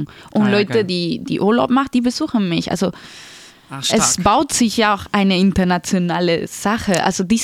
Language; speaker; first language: German; non-native, fluent; Spanish